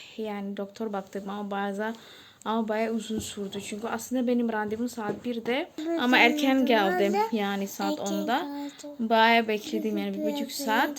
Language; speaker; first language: Turkish; non-native, fluent; Indonesian